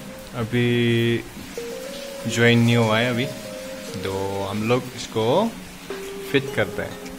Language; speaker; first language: Hindi; non-native, local second language; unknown